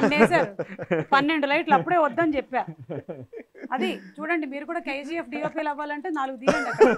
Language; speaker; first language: Telugu; native; Telugu